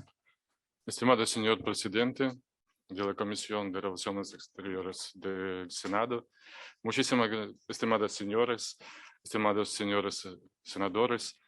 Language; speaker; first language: Spanish; non-native, fluent; Ukrainian